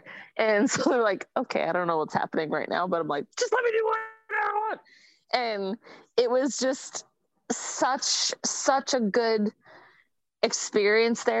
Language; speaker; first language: English; native; English